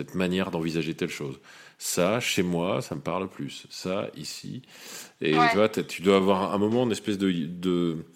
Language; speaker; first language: French; native; French